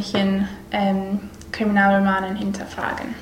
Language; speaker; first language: German; non-native, learner; English